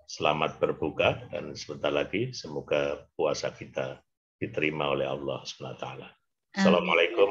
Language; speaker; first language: Indonesian; native; Indonesian